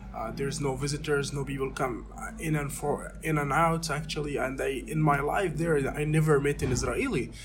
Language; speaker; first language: English; non-native, fluent; Arabic